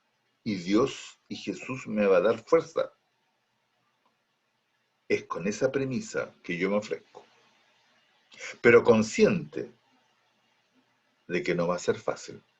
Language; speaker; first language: Spanish; native; Spanish